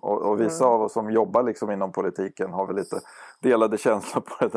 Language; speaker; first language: Swedish; native; Swedish